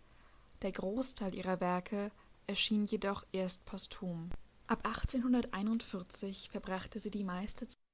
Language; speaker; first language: German; native; German